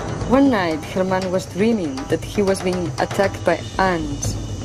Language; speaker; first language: English; non-native, fluent; Spanish